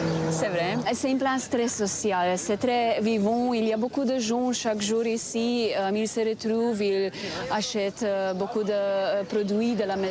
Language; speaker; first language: French; non-native, fluent; Slovenian